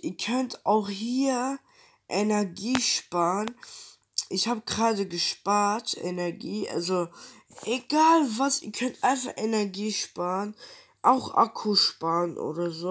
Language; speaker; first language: German; early bilingual, other home language; Turkish